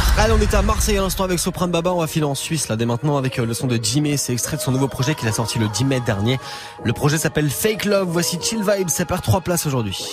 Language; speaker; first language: French; native; French